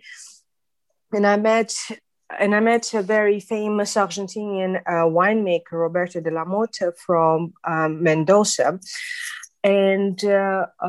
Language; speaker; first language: English; non-native, fluent; Russian